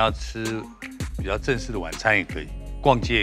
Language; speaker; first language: Chinese; native; Chinese